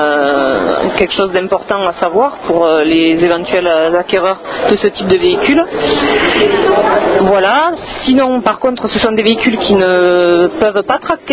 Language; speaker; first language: French; native; French